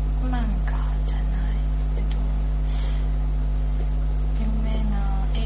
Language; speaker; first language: Japanese; non-native, learner; Chinese